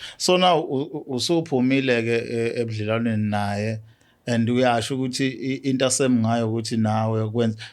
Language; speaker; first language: Zulu; native; Zulu